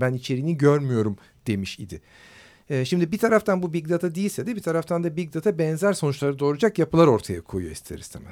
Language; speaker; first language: Turkish; native; Turkish